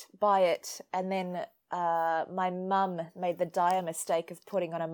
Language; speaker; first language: English; native; English